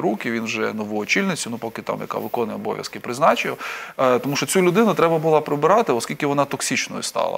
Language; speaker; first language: Ukrainian; native; Ukrainian